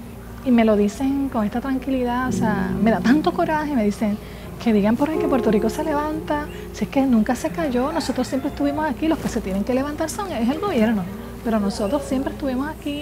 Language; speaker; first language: Spanish; native; Spanish